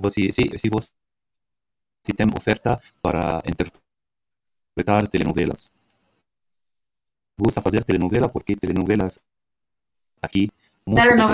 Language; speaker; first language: Portuguese; non-native, learner; Arabic